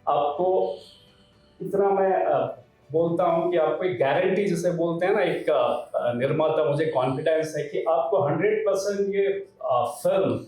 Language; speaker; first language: Hindi; non-native, local second language; Marathi